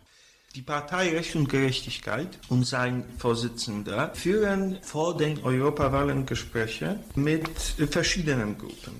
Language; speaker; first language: German; non-native, fluent; Polish